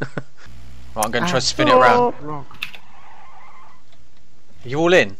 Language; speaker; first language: English; native; English